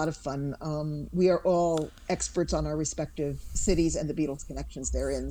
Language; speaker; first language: English; native; English